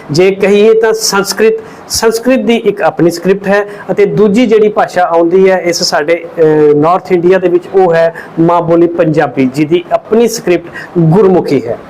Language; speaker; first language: Punjabi; native; Punjabi